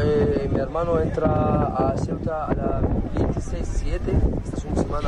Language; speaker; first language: Spanish; non-native, learner; Arabic